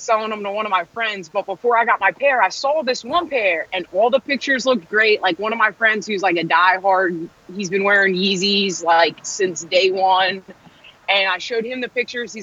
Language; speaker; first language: English; native; English